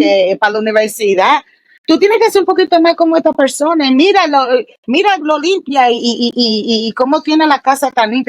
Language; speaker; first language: Spanish; early bilingual, heritage; Spanish